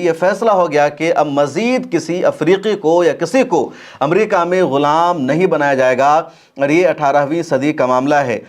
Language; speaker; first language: Urdu; native; Urdu